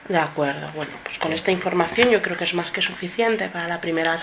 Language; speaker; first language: Spanish; native; Spanish